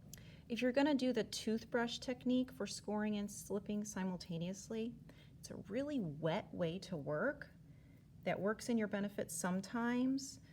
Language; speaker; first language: English; native; English